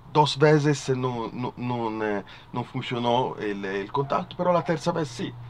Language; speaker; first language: Spanish; non-native, learner; Italian